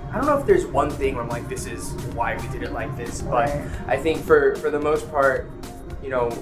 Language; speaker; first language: English; native; English